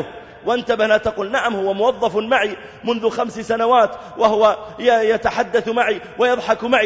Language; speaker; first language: Arabic; native; Arabic